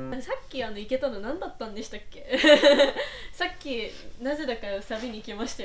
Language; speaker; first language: Japanese; native; Japanese